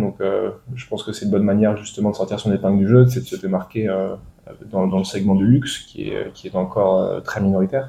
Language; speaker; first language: French; native; French